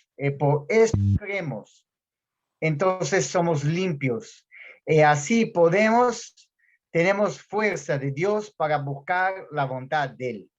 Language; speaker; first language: Spanish; non-native, fluent; Portuguese